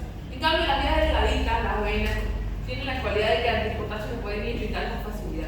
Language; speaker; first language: Spanish; native; Spanish